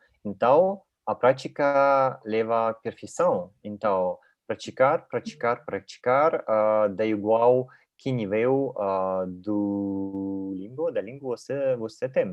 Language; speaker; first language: Portuguese; non-native, learner; Russian